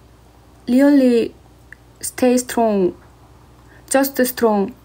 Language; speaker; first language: English; non-native, learner; Thai